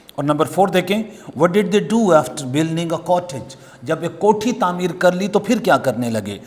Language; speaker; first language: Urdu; non-native, local second language; Punjabi